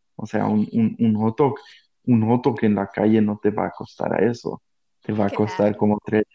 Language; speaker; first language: Spanish; non-native, fluent; German